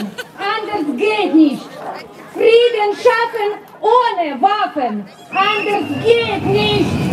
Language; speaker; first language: German; non-native, fluent; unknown